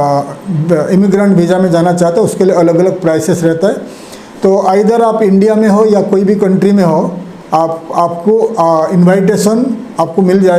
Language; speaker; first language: Hindi; non-native, local second language; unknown